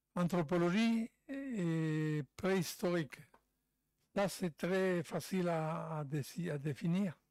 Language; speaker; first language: French; non-native, fluent; Spanish